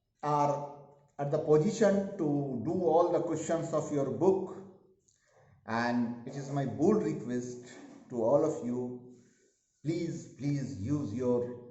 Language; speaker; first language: English; non-native, local second language; Hindi